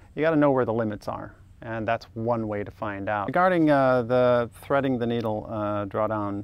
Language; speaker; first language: English; native; English